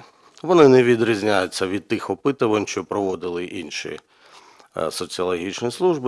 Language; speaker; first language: Ukrainian; native; Ukrainian